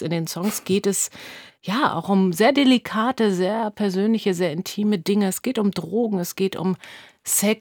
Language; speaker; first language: German; native; German